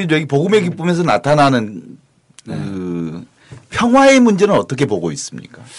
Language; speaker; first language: Korean; native; Korean